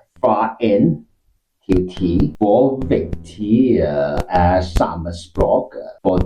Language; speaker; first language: Norwegian; non-native, learner; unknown